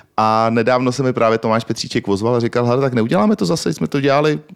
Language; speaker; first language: Czech; native; Czech